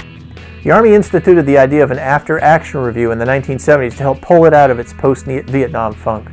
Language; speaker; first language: English; native; English